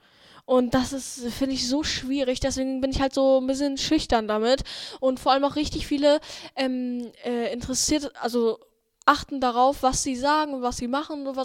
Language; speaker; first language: German; native; German